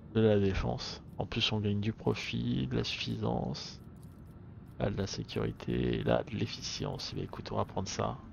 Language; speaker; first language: French; native; French